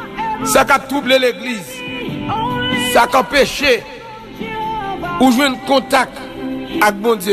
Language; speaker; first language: French; non-native, local second language; Haitian Creole